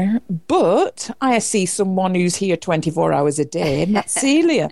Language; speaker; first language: English; native; English